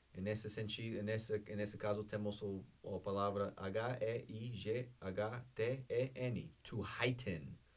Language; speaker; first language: Portuguese; non-native, fluent; English